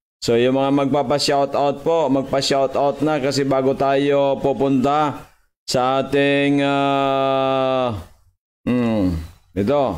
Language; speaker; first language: Filipino; non-native, local second language; Bikol